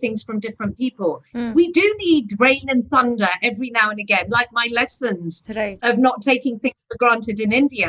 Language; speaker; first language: English; native; English